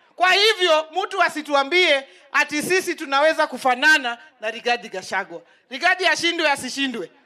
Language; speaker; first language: Swahili; non-native, local second language; Luo (Kenya and Tanzania)